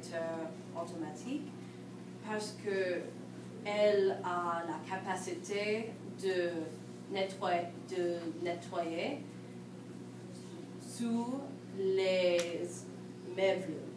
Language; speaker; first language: French; non-native, learner; English